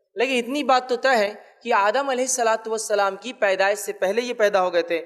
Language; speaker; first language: Urdu; native; Urdu